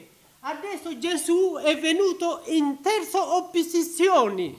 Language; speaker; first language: Italian; non-native, learner; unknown